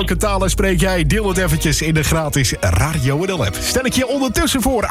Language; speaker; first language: Dutch; native; Dutch